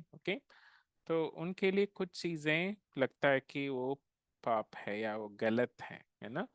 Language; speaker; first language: Hindi; non-native, local second language; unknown